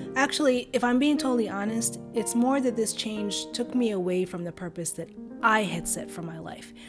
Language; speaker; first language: English; early bilingual, other home language; Arabic